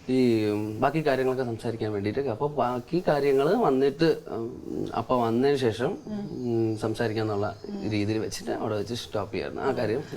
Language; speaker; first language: Malayalam; native; Malayalam